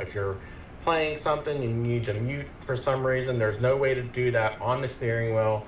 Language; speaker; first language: English; native; English